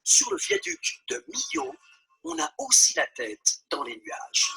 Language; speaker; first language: French; native; French